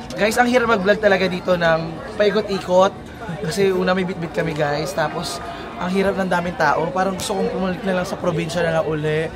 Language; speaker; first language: Filipino; native; Filipino